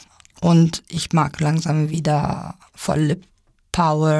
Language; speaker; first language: German; non-native, fluent; Italian